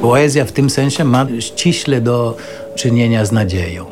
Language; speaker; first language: Polish; non-native, fluent; Italian